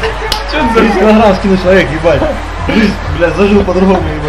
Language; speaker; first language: Russian; native; Russian